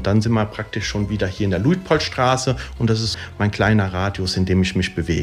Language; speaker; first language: German; early bilingual, other home language; Italian